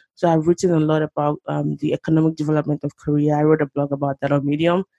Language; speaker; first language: English; non-native, local second language; Yoruba